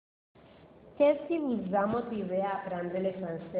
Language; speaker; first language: French; non-native, learner; Spanish